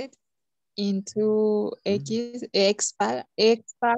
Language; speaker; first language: English; non-native, learner; Spanish